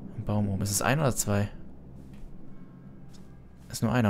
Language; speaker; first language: German; native; German